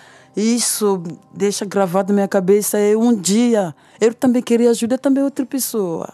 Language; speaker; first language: Portuguese; non-native, local second language; French